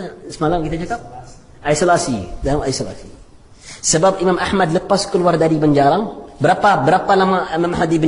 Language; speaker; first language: Indonesian; non-native, fluent; Arabic